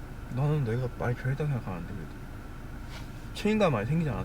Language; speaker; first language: Korean; native; Korean